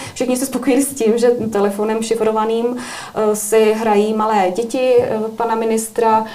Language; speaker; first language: Czech; native; Czech